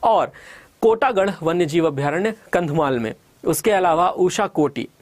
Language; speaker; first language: Hindi; native; Hindi